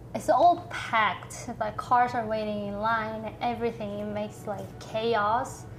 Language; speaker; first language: English; non-native, fluent; Korean